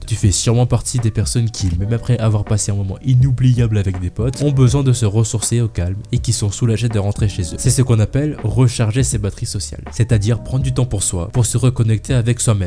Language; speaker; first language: French; native; French